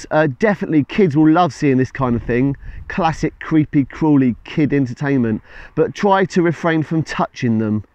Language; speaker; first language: English; native; English